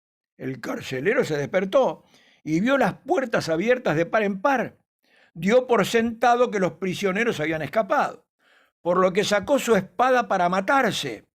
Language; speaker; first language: Spanish; native; Spanish